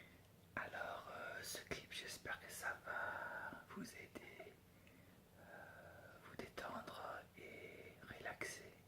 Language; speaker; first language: French; non-native, fluent; English